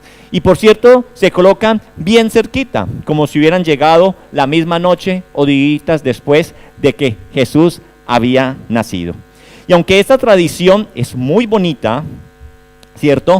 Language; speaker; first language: Spanish; native; Spanish